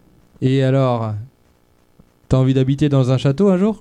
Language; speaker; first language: French; native; French